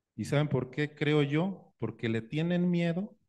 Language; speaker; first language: Spanish; native; Spanish